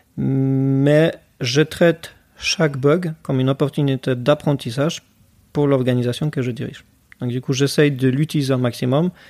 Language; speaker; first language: French; non-native, fluent; Polish